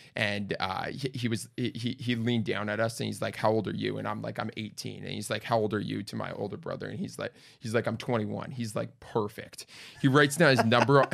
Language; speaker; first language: English; native; English